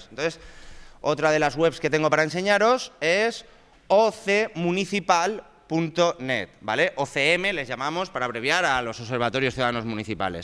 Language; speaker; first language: Spanish; native; Spanish